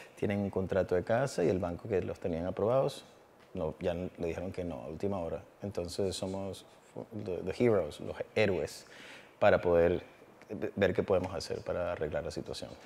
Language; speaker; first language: Spanish; early bilingual, heritage; Spanish